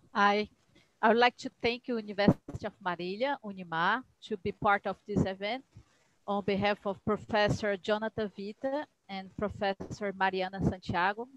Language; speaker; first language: English; non-native, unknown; Portuguese